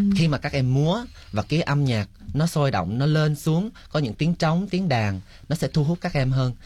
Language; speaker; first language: Vietnamese; early bilingual, heritage; Vietnamese